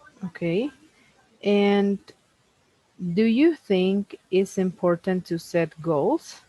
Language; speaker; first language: English; non-native, fluent; Spanish